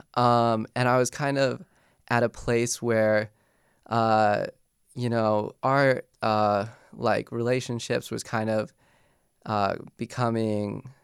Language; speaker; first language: English; native; English